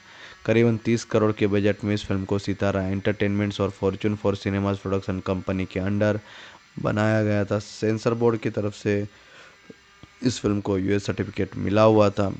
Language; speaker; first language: Hindi; native; Hindi